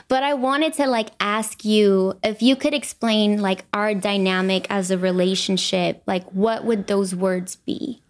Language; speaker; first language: English; early bilingual, other home language; Spanish